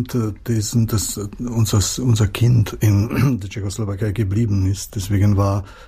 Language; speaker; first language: German; non-native, fluent; Czech